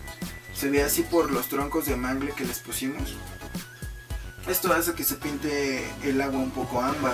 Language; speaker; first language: Spanish; native; Spanish